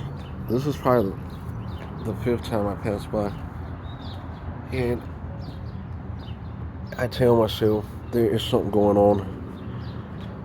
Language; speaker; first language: English; native; English